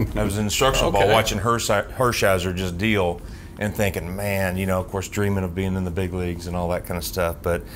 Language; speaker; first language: English; native; English